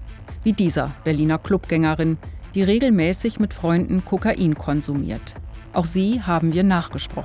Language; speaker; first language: German; native; German